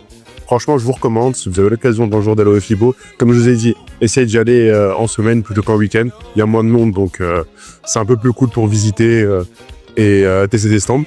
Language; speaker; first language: French; native; French